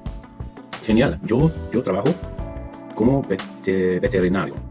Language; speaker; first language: Spanish; non-native, learner; English